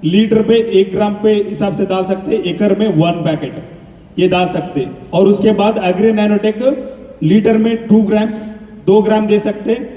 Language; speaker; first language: Hindi; non-native, local second language; Telugu